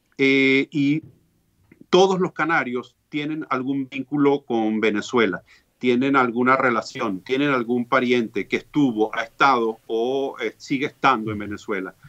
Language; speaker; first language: Spanish; native; Spanish